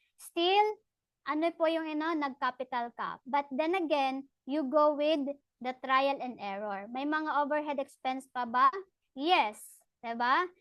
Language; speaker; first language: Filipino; non-native, local second language; Cebuano